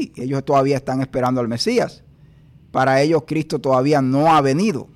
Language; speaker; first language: Spanish; native; Spanish